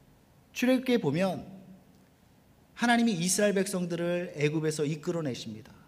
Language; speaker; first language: Korean; native; Korean